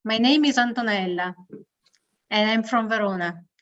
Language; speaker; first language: English; non-native, learner; Italian